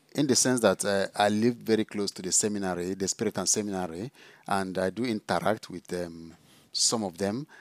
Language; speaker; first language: English; non-native, local second language; Igbo